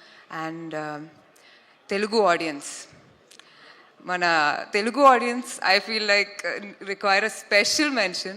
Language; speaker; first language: Telugu; non-native, fluent; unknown